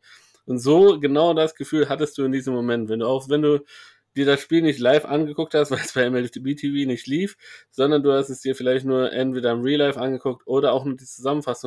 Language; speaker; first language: German; native; German